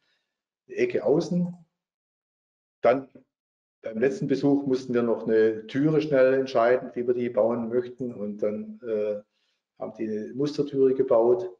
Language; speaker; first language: German; native; German